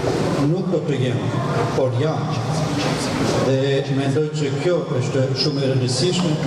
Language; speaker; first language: Albanian; non-native, fluent; French